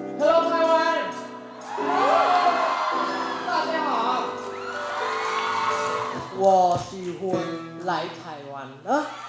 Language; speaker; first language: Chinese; non-native, learner; Thai